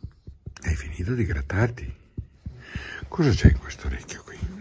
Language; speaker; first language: Italian; native; Italian